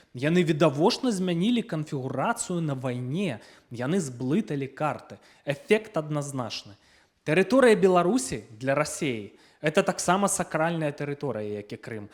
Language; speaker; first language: Belarusian; non-native, local second language; Russian